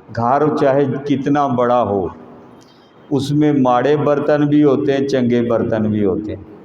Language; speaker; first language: Urdu; non-native, local second language; Punjabi